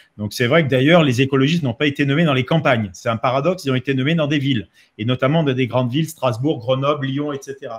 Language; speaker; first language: French; native; French